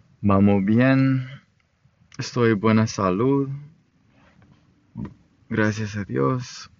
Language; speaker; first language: Spanish; non-native, fluent; English